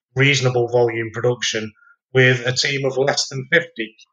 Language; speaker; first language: English; native; English